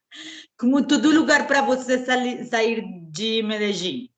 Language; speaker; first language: Portuguese; non-native, learner; Spanish